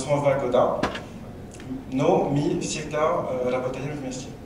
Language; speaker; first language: Russian; non-native, learner; French